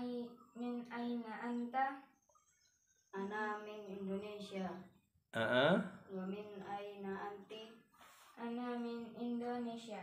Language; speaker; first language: Arabic; non-native, learner; Indonesian